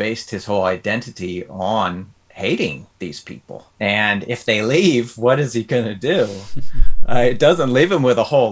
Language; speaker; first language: English; native; English